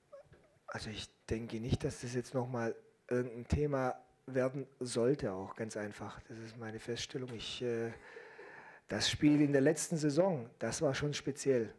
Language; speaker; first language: German; native; German